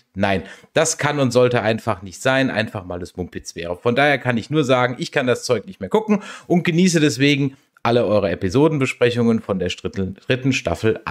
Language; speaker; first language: German; native; German